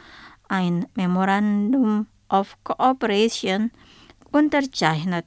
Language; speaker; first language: German; non-native, fluent; Indonesian